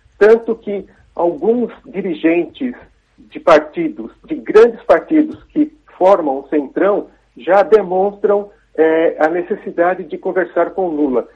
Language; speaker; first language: Portuguese; native; Portuguese